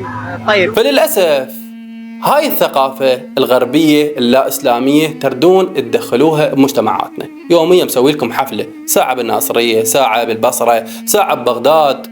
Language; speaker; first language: Arabic; native; Arabic